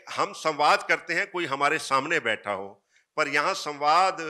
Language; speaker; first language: Hindi; native; Hindi